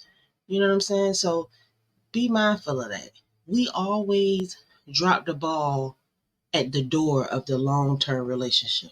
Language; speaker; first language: English; native; English